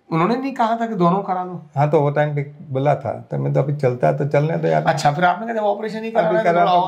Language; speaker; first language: Hindi; non-native, local second language; Gujarati